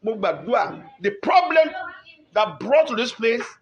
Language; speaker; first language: English; non-native, local second language; Yoruba